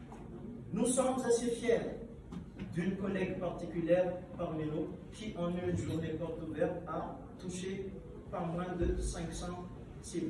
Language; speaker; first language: French; non-native, local second language; Malagasy